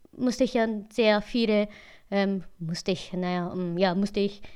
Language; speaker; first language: German; native; German